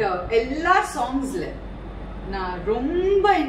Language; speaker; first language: Tamil; non-native, local second language; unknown